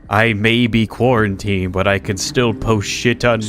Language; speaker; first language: English; native; English